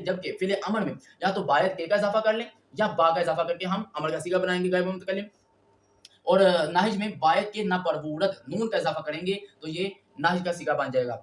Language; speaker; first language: Urdu; native; Urdu